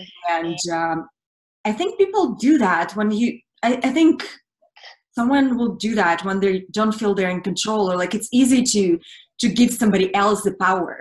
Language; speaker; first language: English; non-native, fluent; Russian